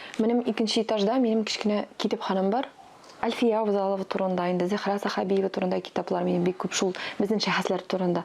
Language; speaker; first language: Tatar; non-native, local second language; Russian